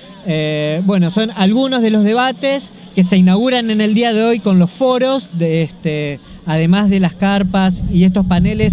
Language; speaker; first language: Spanish; native; Spanish